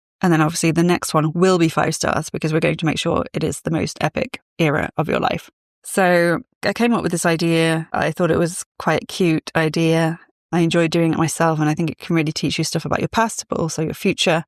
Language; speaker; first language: English; native; English